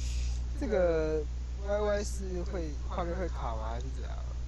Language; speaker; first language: Chinese; native; Chinese